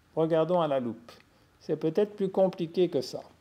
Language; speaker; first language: French; native; French